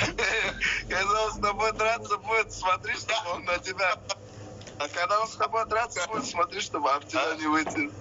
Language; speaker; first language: Russian; native; Russian